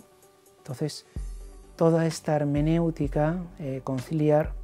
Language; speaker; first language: Spanish; native; Spanish